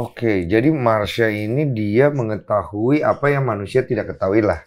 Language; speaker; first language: Indonesian; native; Indonesian